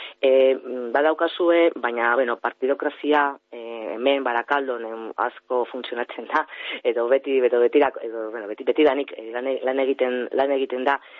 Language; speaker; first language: Basque; non-native, local second language; Spanish